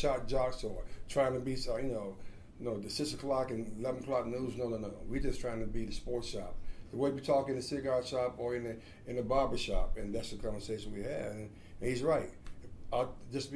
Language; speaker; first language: English; native; English